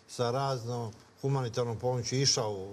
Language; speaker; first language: Bosnian; native; Bosnian